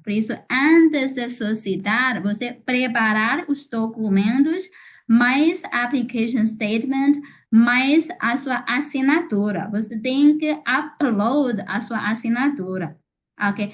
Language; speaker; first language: Portuguese; non-native, fluent; Chinese